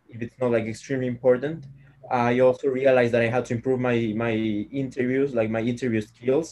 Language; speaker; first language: English; non-native, fluent; Spanish